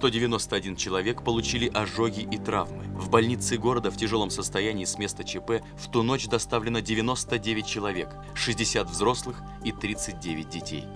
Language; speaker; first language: Russian; native; Russian